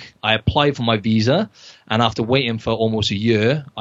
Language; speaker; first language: English; native; English